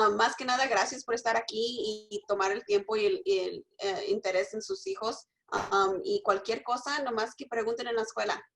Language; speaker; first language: Spanish; early bilingual, other home language; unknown